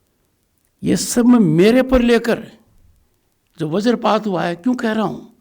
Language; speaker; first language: Hindi; native; Hindi